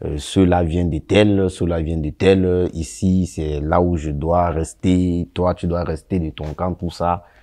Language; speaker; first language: French; non-native, local second language; Sango